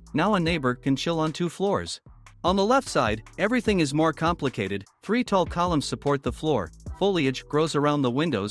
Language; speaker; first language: English; non-native, fluent; Russian